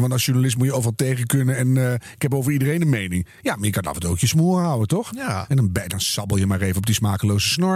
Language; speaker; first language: Dutch; native; Dutch